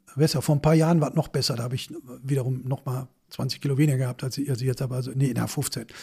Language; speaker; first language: German; native; German